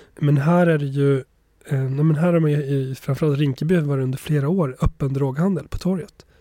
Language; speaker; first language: Swedish; early bilingual, other home language; Albanian